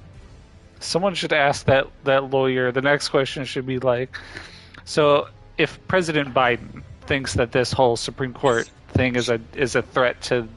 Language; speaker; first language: English; native; English